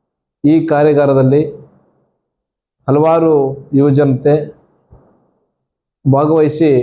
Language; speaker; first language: Kannada; native; Kannada